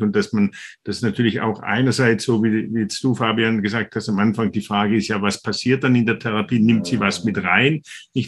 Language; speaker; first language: German; native; German